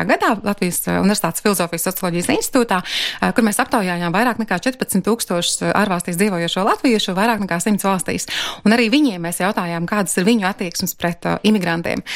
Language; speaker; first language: Latvian; native; Latvian